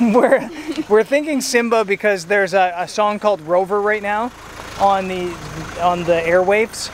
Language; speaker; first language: English; native; English